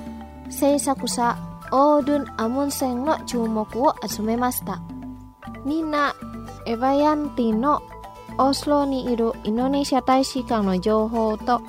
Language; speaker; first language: Japanese; non-native, fluent; Indonesian